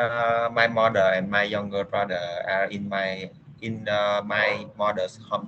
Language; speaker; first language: English; non-native, learner; Vietnamese